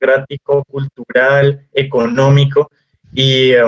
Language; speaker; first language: Spanish; native; Spanish